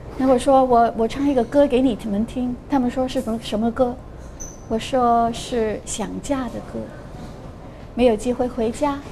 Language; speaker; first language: Chinese; non-native, local second language; Cantonese